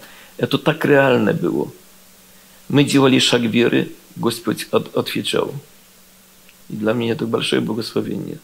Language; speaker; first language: Russian; non-native, learner; Polish